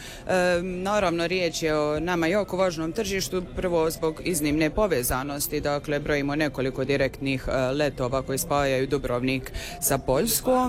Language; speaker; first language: Serbian; native; Serbian